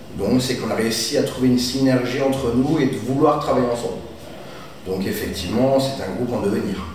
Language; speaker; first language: French; native; French